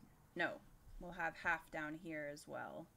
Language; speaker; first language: English; native; English